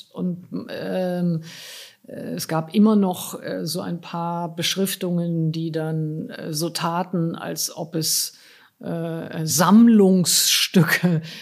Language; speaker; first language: German; native; German